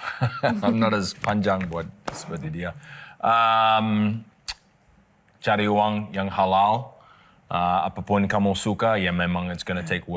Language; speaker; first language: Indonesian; non-native, learner; English